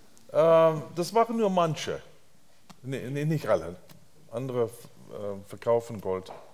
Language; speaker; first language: German; non-native, learner; English